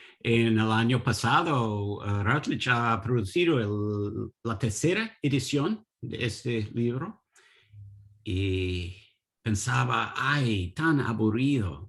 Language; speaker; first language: Spanish; non-native, learner; English